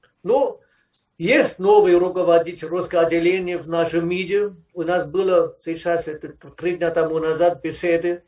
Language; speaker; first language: Russian; non-native, fluent; German